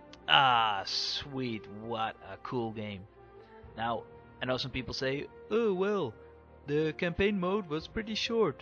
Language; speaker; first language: English; non-native, fluent; Dutch